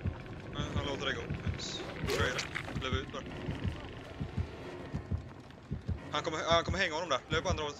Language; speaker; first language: Swedish; native; Swedish